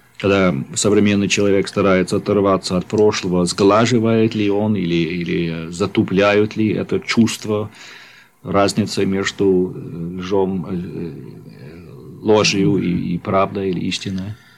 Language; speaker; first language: Russian; non-native, fluent; English